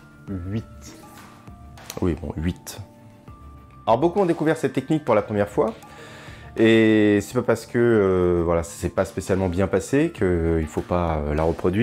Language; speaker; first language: French; native; French